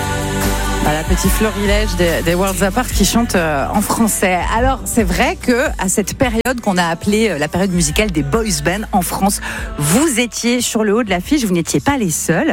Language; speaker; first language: French; native; French